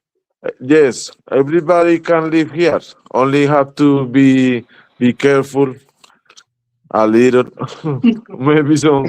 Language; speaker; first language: English; non-native, learner; Spanish